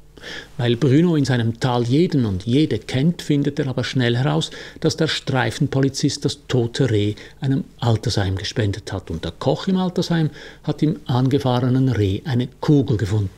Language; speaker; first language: German; native; German